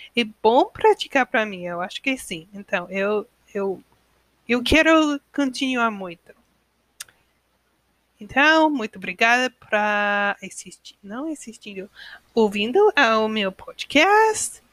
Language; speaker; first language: Portuguese; non-native, learner; English